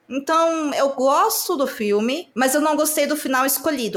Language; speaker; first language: Portuguese; native; Portuguese